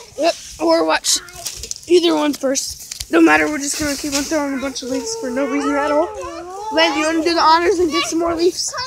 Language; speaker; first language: English; native; English